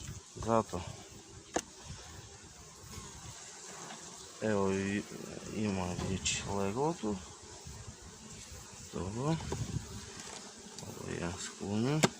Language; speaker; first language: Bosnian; non-native, learner; Russian